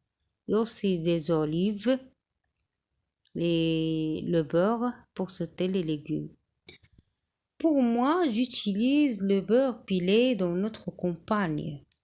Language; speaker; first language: French; non-native, local second language; Arabic